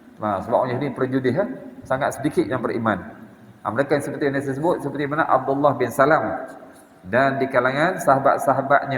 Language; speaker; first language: Malay; native; Malay